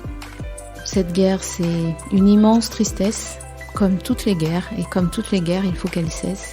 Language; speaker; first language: French; native; French